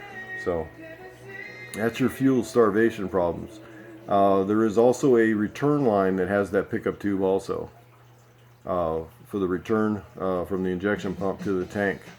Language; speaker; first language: English; native; English